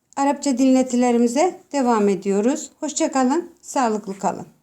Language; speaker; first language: Turkish; native; Turkish